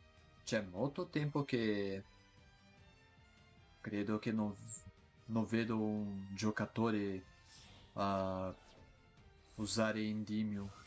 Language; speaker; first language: Italian; non-native, learner; Portuguese